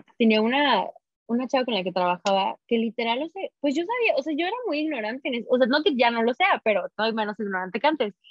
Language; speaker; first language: Spanish; early bilingual, heritage; Spanish